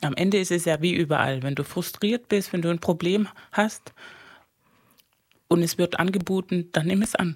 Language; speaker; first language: German; non-native, fluent; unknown